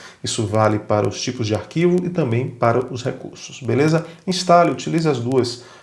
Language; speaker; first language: Portuguese; native; Portuguese